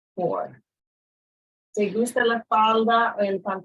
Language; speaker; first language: Spanish; non-native, fluent; English